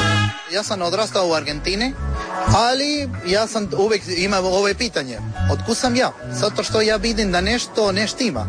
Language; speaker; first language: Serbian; non-native, learner; Spanish